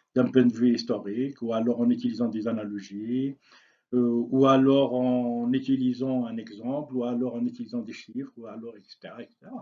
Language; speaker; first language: French; non-native, local second language; Arabic